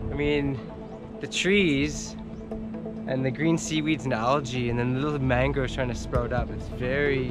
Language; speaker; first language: English; native; English